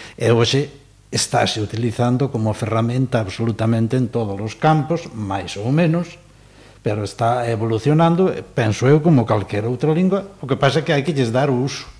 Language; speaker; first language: Galician; native; Galician